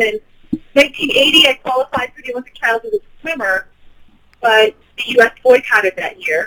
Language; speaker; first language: English; native; English